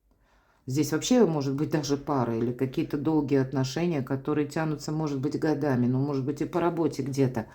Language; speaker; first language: Russian; native; Russian